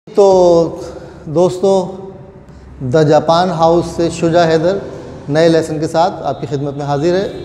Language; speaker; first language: Urdu; native; Urdu